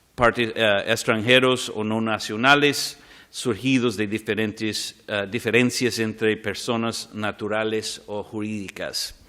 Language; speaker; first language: Spanish; non-native, fluent; English